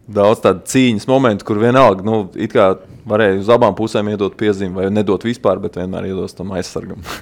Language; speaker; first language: Latvian; native; Latvian